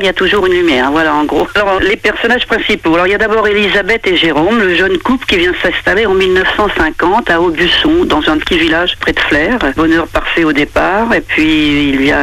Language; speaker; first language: French; native; French